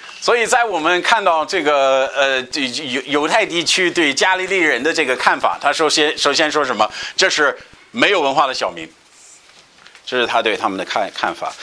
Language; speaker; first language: Chinese; non-native, fluent; English